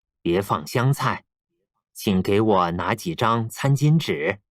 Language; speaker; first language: Chinese; non-native, learner; Korean